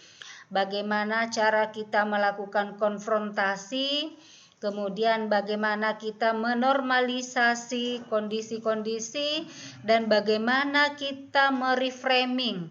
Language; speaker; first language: Indonesian; native; Indonesian